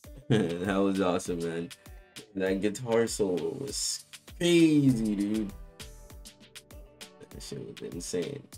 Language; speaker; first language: English; native; English